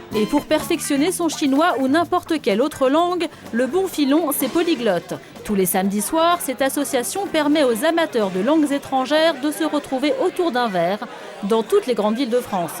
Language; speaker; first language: French; native; French